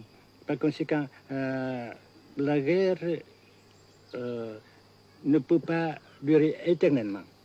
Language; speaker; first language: French; non-native, fluent; Vietnamese